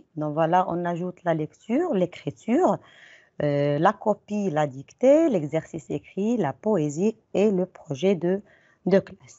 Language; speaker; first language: French; non-native, local second language; Arabic